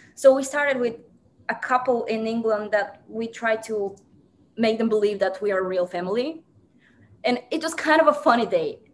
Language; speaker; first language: English; non-native, fluent; Bulgarian